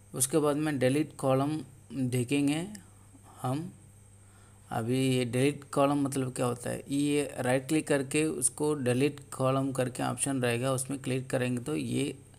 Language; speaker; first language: Hindi; non-native, local second language; Tamil